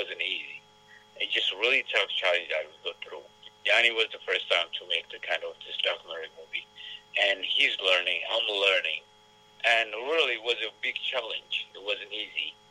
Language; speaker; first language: English; non-native, learner; Amharic